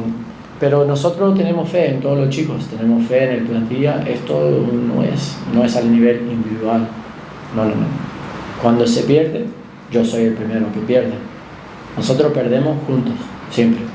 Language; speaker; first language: Spanish; non-native, fluent; English